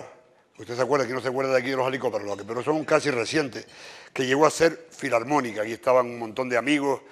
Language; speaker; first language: Spanish; native; Spanish